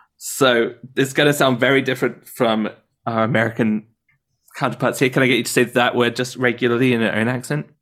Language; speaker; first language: English; native; English